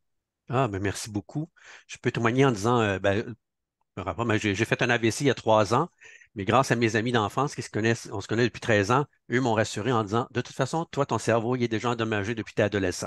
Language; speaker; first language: French; native; French